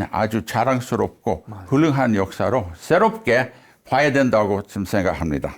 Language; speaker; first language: Korean; non-native, fluent; English